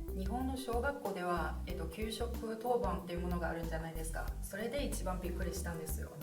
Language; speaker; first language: Japanese; non-native, fluent; Chinese